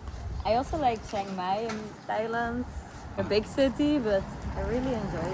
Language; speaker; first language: English; non-native, fluent; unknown